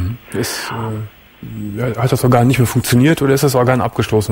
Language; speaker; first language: German; native; German